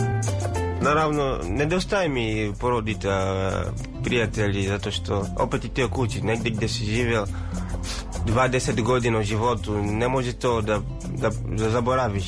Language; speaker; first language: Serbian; non-native, fluent; Swahili